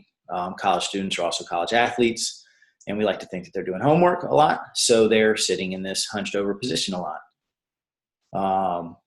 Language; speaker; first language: English; native; English